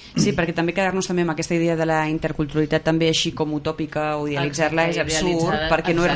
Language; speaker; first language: Catalan; native; Catalan